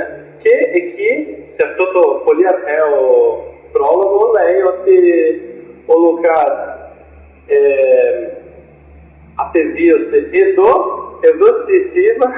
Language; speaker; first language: Greek; non-native, fluent; Portuguese